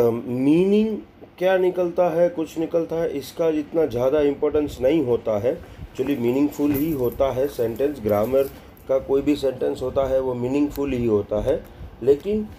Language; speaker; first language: Hindi; non-native, local second language; Gujarati